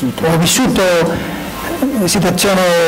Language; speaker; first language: Italian; non-native, learner; Spanish